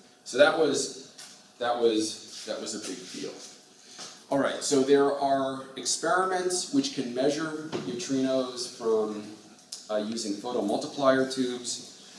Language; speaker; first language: English; native; English